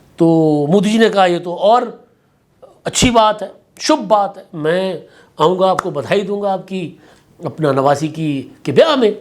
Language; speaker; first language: Urdu; non-native, local second language; Sindhi